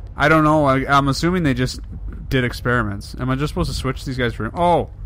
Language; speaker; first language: English; native; English